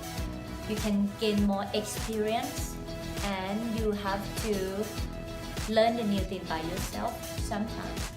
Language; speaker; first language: English; non-native, fluent; Thai